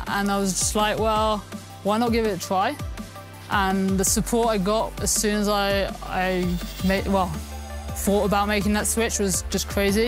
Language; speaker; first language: English; early bilingual, heritage; English